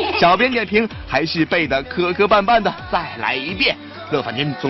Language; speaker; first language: Chinese; native; Chinese